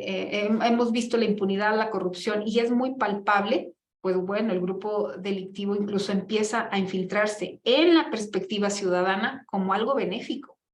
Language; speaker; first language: Spanish; native; Spanish